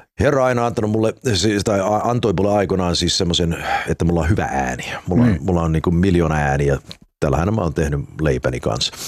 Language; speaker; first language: Finnish; early bilingual, heritage; Finnish